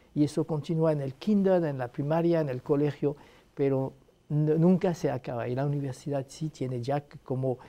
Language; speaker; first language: Spanish; non-native, fluent; Arabic